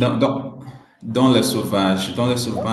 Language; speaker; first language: French; non-native, learner; Swahili